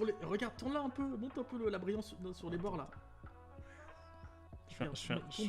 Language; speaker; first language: French; native; French